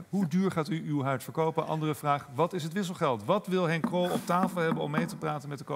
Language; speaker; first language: Dutch; native; Dutch